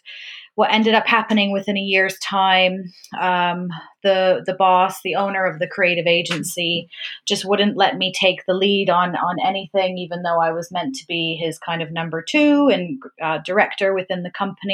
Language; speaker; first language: English; native; English